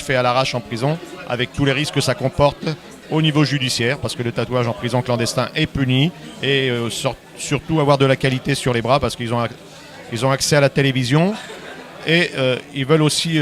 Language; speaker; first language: French; native; French